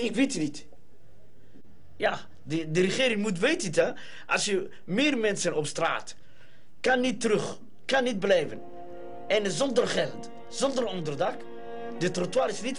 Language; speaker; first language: Dutch; non-native, learner; Somali